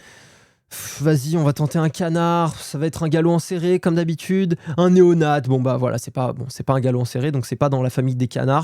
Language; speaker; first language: French; native; French